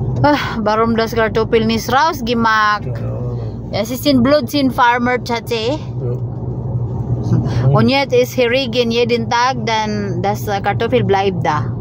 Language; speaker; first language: German; non-native, learner; Cebuano